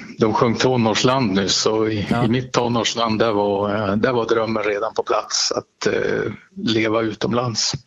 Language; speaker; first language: Swedish; native; Swedish